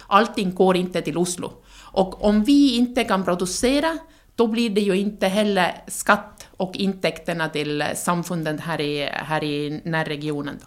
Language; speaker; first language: Norwegian; non-native, fluent; Estonian